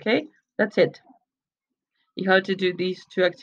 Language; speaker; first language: English; non-native, fluent; Spanish